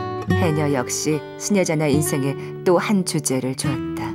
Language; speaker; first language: Korean; native; Korean